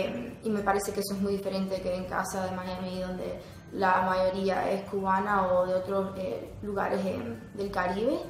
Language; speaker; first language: Spanish; early bilingual, heritage; Spanish